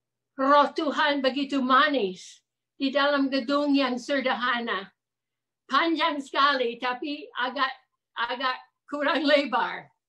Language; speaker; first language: Indonesian; non-native, fluent; English